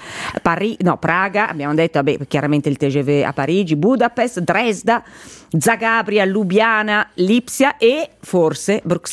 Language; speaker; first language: Italian; native; Italian